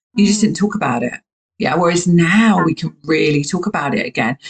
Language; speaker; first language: English; native; English